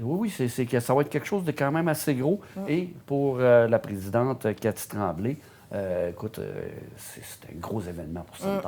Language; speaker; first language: French; native; French